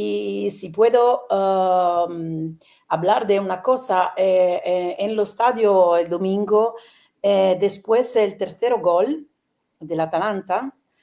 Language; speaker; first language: Spanish; non-native, learner; Italian